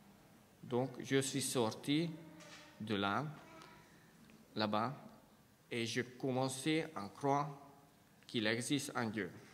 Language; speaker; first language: French; non-native, fluent; Hungarian